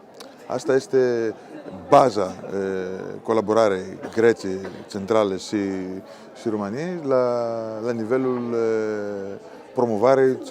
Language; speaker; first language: Romanian; non-native, fluent; Greek